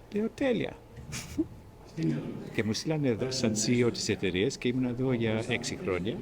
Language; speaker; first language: Greek; early bilingual, heritage; Greek